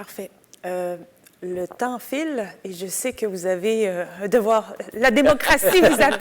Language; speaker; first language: French; native; French